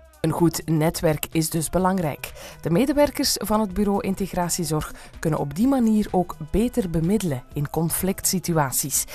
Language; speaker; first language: Dutch; native; Dutch